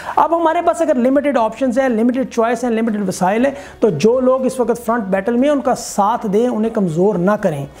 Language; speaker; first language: Urdu; native; Urdu